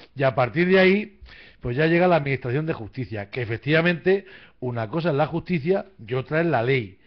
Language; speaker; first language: Spanish; native; Spanish